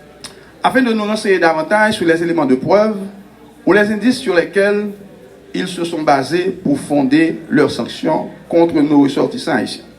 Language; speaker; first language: French; non-native, local second language; Haitian Creole